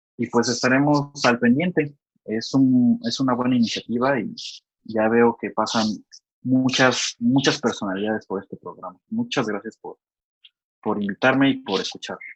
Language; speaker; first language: Spanish; native; Spanish